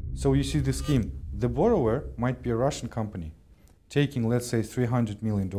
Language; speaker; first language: English; non-native, fluent; Kazakh